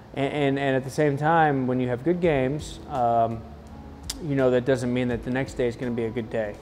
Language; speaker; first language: English; native; English